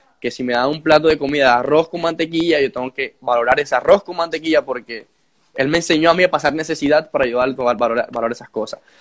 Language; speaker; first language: Spanish; native; Spanish